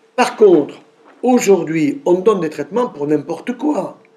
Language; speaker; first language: French; native; French